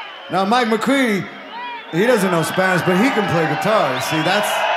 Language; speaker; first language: English; native; English